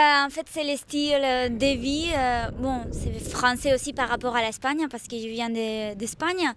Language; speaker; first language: French; non-native, fluent; Spanish